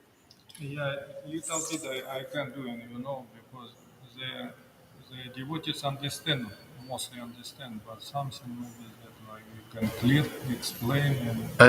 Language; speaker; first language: English; non-native, learner; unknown